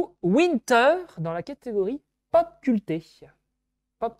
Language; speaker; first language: French; native; French